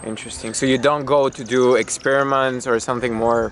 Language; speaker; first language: English; non-native, fluent; Bulgarian